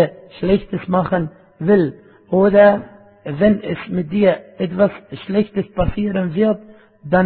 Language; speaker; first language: German; non-native, fluent; Arabic